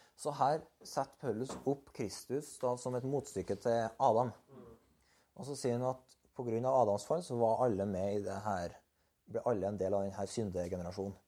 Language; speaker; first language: Norwegian; native; Norwegian